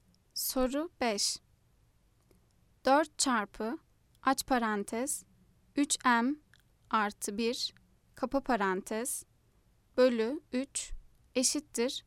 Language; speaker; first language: Turkish; native; Turkish